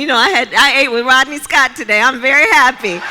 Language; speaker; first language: English; native; English